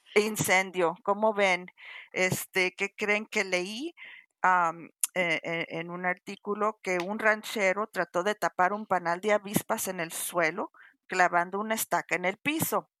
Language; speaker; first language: Spanish; early bilingual, heritage; Spanish